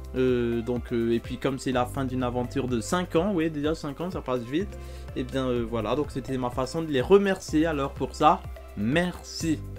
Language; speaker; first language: French; native; French